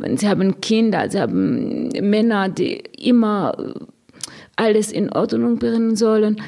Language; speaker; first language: German; non-native, fluent; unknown